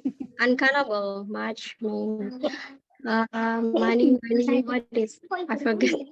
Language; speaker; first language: English; non-native, learner; Indonesian